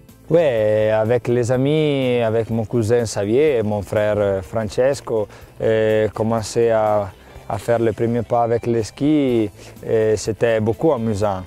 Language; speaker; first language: French; non-native, local second language; Italian